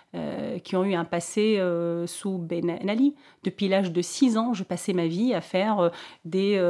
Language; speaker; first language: French; non-native, local second language; Arabic